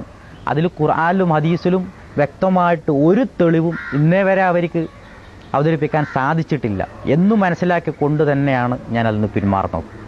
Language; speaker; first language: Malayalam; native; Malayalam